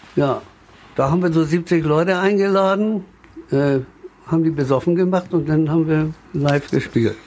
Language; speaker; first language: German; native; German